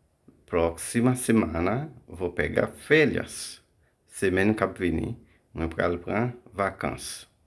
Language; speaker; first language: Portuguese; non-native, fluent; Haitian Creole